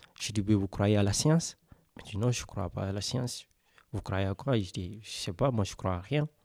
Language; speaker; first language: French; non-native, local second language; Fula